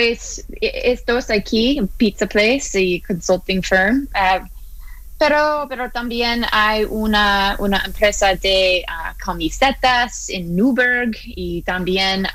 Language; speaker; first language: Spanish; non-native, learner; English